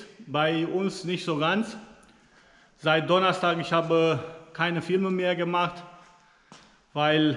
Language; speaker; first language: German; non-native, fluent; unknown